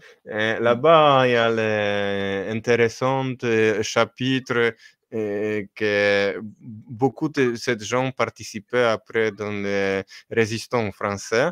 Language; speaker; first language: French; non-native, fluent; Polish